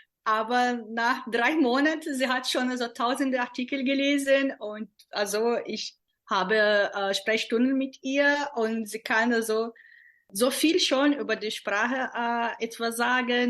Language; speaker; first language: German; non-native, fluent; Portuguese